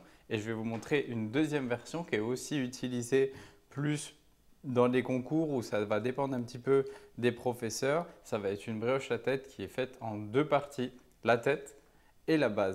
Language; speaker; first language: French; native; French